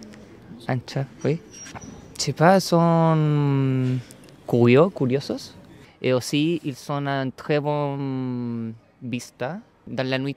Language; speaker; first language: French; non-native, learner; Spanish